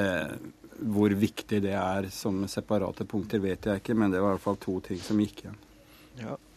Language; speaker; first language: Norwegian; native; Norwegian